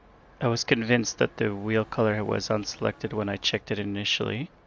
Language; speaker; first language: English; native; English